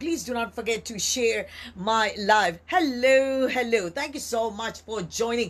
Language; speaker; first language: English; non-native, local second language; Urdu